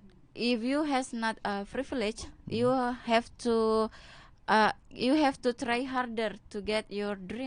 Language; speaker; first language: English; non-native, learner; Indonesian